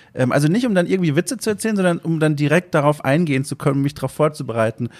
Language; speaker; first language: German; native; German